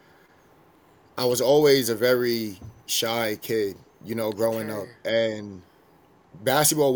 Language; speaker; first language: English; native; English